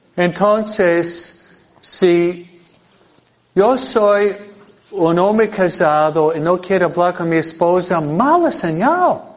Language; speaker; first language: Spanish; non-native, fluent; English